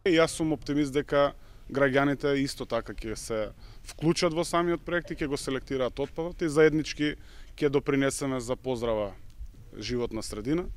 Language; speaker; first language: Macedonian; native; Macedonian